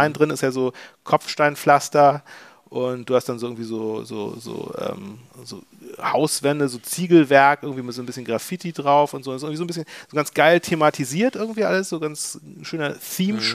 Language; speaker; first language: German; native; German